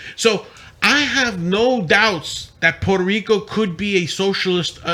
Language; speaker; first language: English; non-native, local second language; Spanish